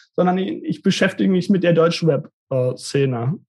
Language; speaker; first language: German; native; German